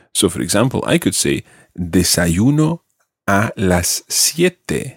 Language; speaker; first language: Spanish; non-native, fluent; English